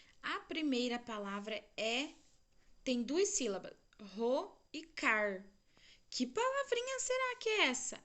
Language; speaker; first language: Portuguese; native; Portuguese